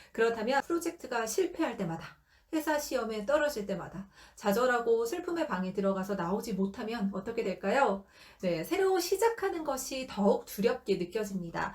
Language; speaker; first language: Korean; native; Korean